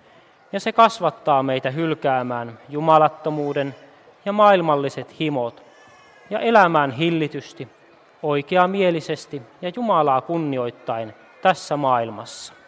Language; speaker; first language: Finnish; native; Finnish